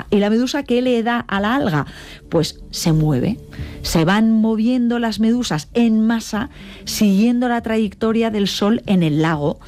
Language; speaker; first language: Spanish; native; Spanish